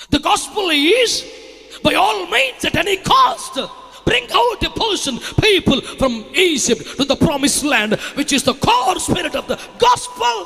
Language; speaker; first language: English; non-native, local second language; Telugu